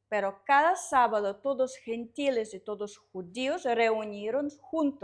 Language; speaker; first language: Spanish; non-native, learner; Russian